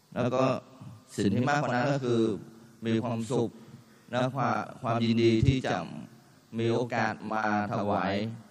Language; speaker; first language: Thai; non-native, fluent; Vietnamese